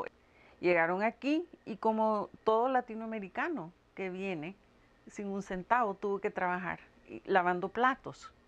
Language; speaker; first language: Spanish; early bilingual, heritage; Spanish